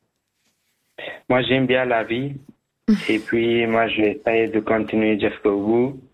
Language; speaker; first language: French; non-native, fluent; Persian